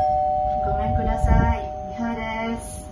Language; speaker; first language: Japanese; non-native, learner; Malay